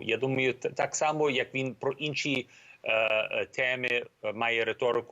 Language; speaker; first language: Ukrainian; early bilingual, heritage; Ukrainian